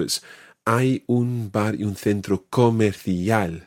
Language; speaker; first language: Spanish; non-native, fluent; English